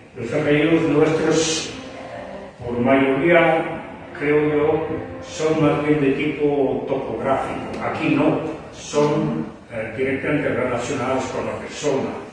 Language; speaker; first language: Spanish; non-native, fluent; French